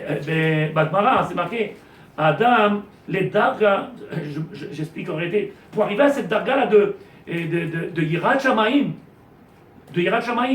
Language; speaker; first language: French; native; French